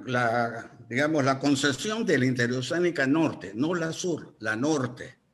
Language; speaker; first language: Spanish; native; Spanish